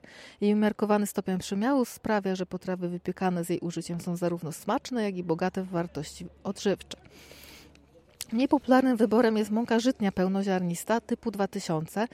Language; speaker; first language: Polish; native; Polish